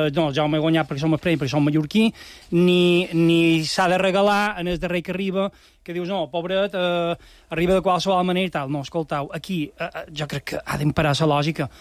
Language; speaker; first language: Catalan; native; Catalan